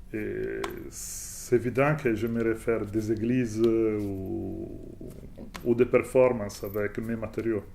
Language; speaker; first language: French; non-native, fluent; Italian